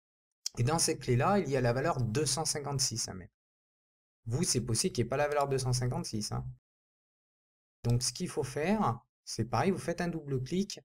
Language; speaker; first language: French; native; French